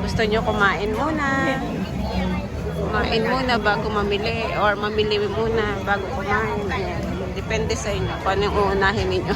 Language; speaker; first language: Filipino; native; Filipino